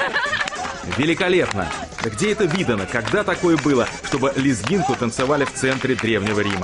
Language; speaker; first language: Russian; native; Russian